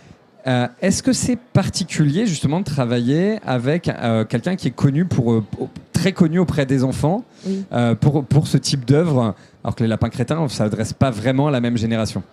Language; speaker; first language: French; native; French